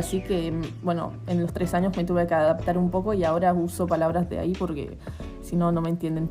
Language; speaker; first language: Spanish; early bilingual, heritage; Spanish